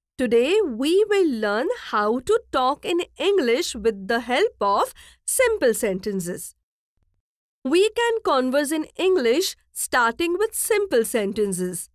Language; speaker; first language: English; non-native, local second language; Marathi